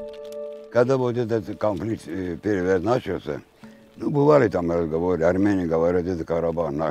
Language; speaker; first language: Russian; non-native, local second language; Azerbaijani